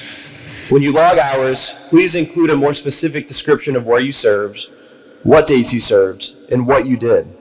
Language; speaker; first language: English; native; English